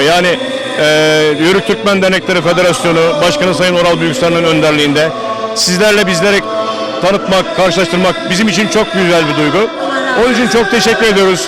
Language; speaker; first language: Turkish; native; Turkish